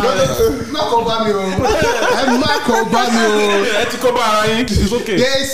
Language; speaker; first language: English; non-native, local second language; Yoruba